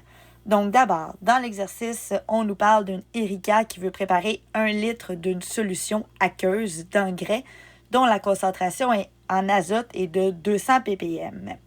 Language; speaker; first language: French; native; French